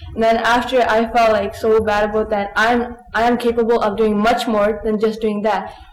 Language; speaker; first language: English; early bilingual, other home language; Punjabi